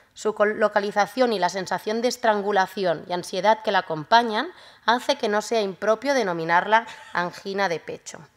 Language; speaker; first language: Spanish; non-native, local second language; Catalan